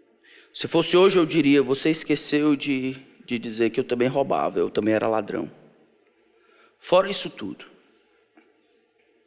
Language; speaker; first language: Portuguese; native; Portuguese